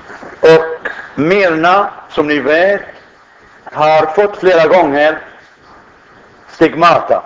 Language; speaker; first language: Swedish; non-native, fluent; Arabic